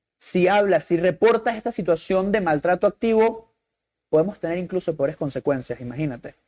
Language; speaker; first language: Spanish; early bilingual, heritage; Spanish